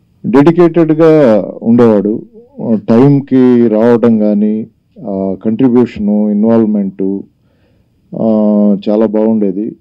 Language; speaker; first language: Telugu; native; Telugu